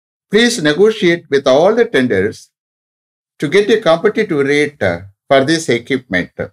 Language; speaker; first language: English; non-native, local second language; Tamil